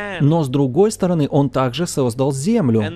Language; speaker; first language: Russian; native; Russian